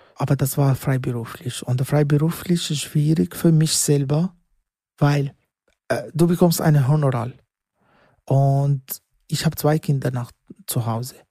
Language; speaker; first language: German; non-native, fluent; Arabic